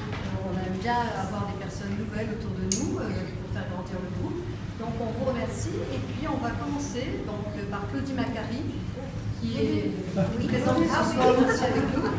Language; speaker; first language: French; native; French